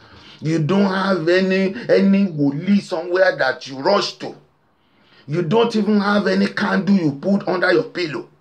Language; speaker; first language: English; non-native, local second language; Yoruba